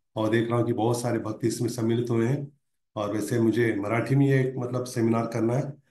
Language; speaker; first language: Hindi; non-native, local second language; Marathi